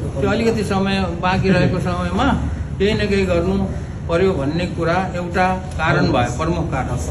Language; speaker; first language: Nepali; native; Nepali